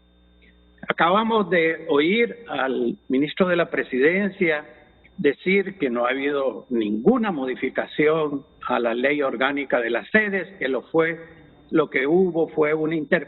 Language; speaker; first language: Spanish; native; Spanish